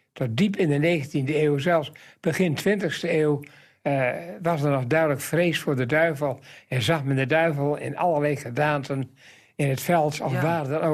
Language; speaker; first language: Dutch; native; Dutch